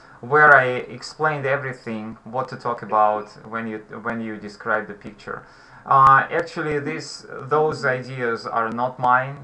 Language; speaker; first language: English; non-native, fluent; Russian